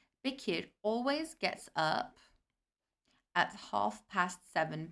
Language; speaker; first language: English; non-native, fluent; Turkish